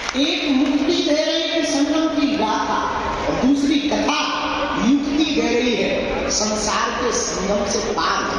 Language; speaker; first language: Hindi; native; Hindi